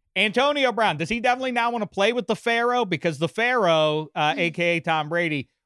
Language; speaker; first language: English; native; English